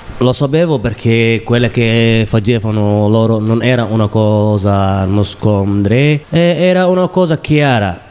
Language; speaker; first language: Italian; non-native, learner; Somali